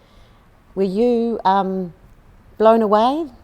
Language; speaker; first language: English; native; English